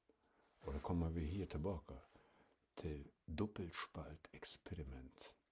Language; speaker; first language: Swedish; non-native, fluent; German